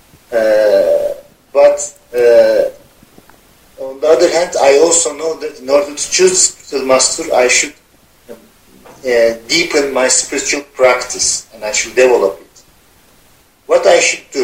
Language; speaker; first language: English; non-native, fluent; Turkish